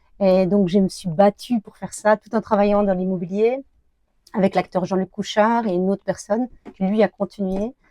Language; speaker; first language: French; early bilingual, other home language; Arabic